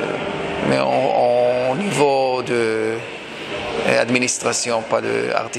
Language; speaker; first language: French; non-native, fluent; Hebrew